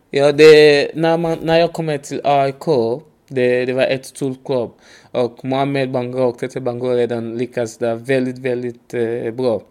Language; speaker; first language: Swedish; non-native, learner; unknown